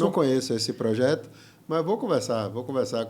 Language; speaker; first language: Portuguese; native; Portuguese